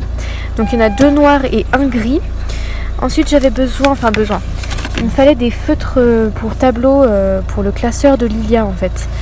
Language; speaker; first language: French; native; French